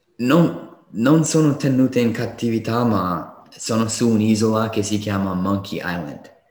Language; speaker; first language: Italian; non-native, fluent; English